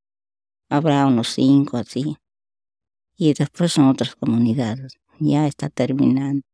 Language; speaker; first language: Spanish; non-native, local second language; Shipibo-Conibo